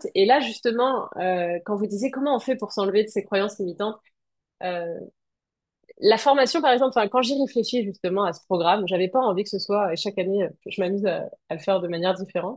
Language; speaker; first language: French; native; French